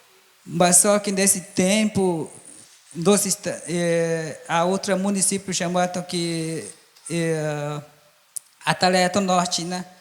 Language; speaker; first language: Portuguese; non-native, local second language; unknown